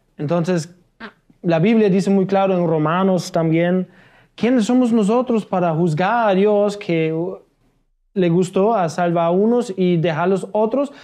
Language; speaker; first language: Spanish; non-native, fluent; German